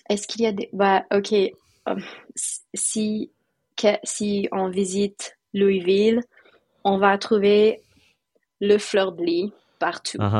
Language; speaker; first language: French; non-native, fluent; English